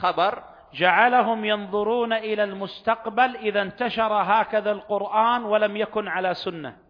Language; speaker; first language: Arabic; native; Arabic